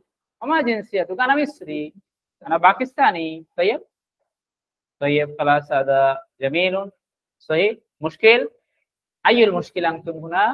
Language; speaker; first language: Arabic; non-native, fluent; Bangla